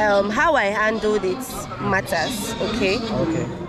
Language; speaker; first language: English; non-native, local second language; Yoruba